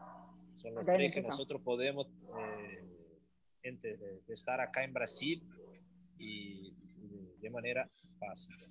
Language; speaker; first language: Spanish; non-native, learner; Portuguese